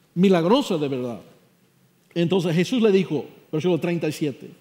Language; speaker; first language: Spanish; non-native, fluent; English